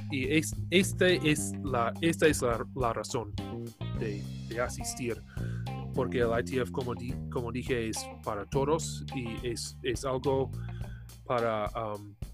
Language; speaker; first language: Spanish; non-native, learner; English